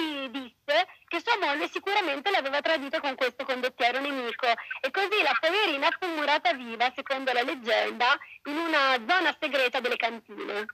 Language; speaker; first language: Italian; native; Italian